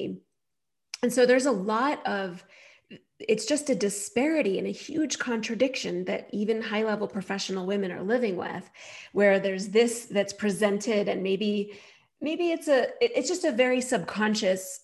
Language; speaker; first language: English; native; English